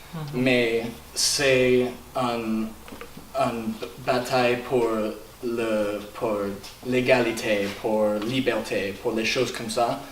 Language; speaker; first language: French; non-native, learner; English